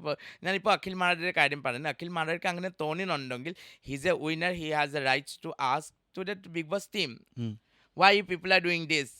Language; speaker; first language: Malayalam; non-native, local second language; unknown